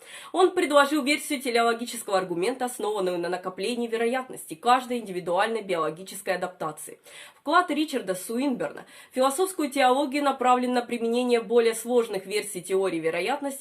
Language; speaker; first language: Russian; native; Russian